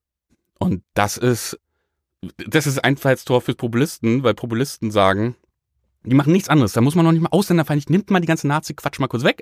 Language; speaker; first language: German; native; German